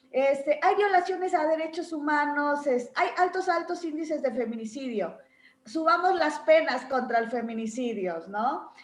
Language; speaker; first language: Spanish; native; Spanish